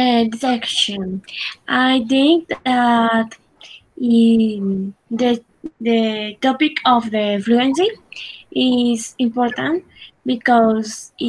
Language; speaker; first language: English; non-native, learner; Spanish